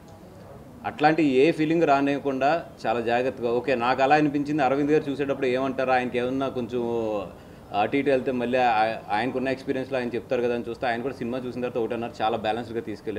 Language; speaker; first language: Telugu; native; Telugu